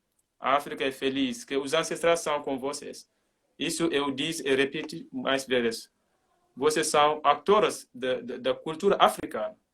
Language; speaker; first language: Portuguese; non-native, learner; Mandingo